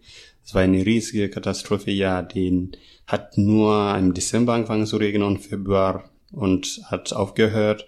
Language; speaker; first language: German; non-native, fluent; Masai